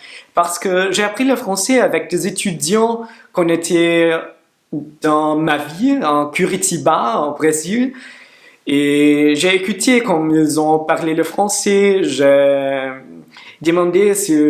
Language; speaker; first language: French; non-native, learner; Portuguese